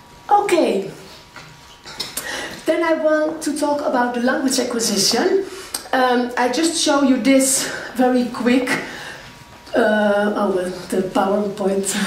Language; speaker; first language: English; non-native, fluent; Dutch